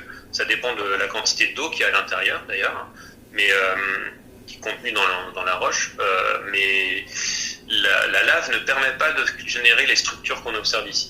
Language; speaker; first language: French; native; French